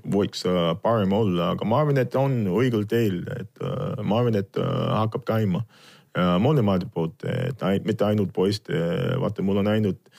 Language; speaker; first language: Estonian; non-native, fluent; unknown